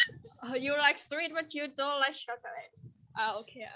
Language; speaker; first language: English; non-native, learner; Vietnamese